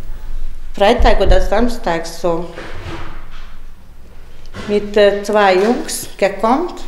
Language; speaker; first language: German; non-native, learner; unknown